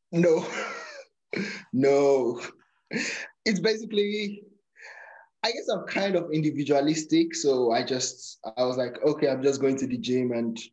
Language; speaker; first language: English; non-native, local second language; Yoruba